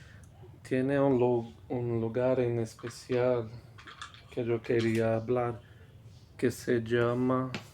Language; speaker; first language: Spanish; non-native, fluent; Portuguese